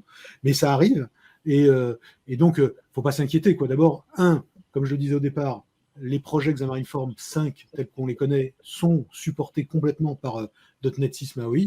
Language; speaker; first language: French; native; French